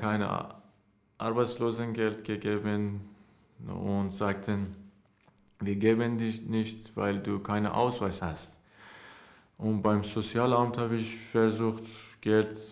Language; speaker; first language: German; non-native, learner; Persian